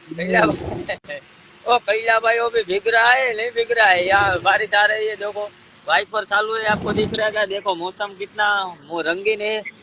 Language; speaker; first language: Hindi; non-native, local second language; Gujarati